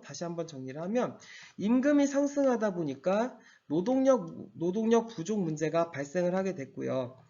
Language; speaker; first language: Korean; native; Korean